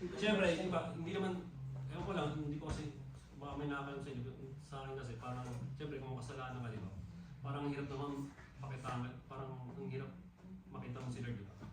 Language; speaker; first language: Filipino; non-native, local second language; Waray